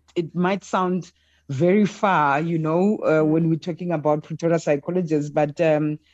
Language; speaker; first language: English; non-native, local second language; Southern Sotho